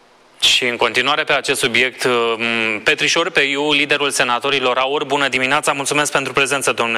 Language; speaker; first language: Romanian; native; Romanian